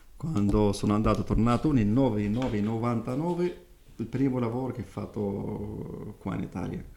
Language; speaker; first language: Italian; non-native, fluent; Arabic